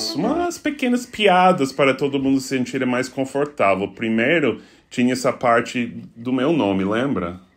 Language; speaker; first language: Portuguese; non-native, fluent; English